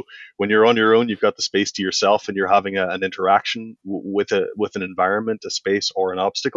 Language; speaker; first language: English; native; English